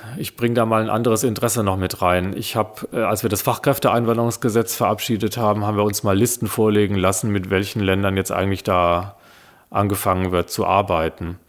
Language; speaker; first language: German; early bilingual, other home language; Italian